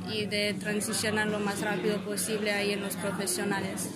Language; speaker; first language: Spanish; early bilingual, heritage; English